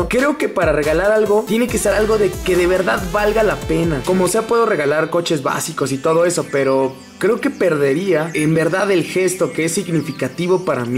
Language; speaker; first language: Spanish; native; Spanish